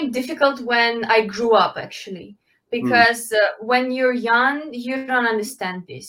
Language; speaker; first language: English; non-native, fluent; Ukrainian